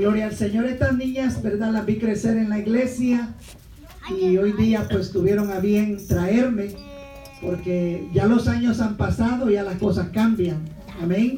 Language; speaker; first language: Spanish; native; Spanish